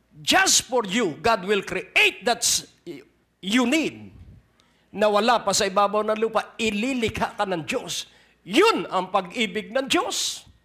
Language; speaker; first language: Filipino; native; Filipino